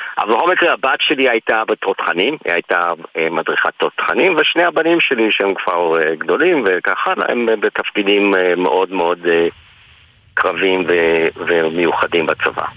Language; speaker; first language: Hebrew; early bilingual, other home language; English